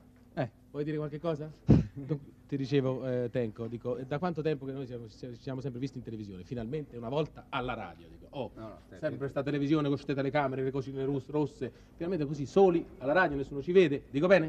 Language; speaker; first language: Italian; native; Italian